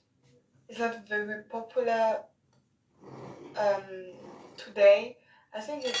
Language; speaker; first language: English; non-native, learner; French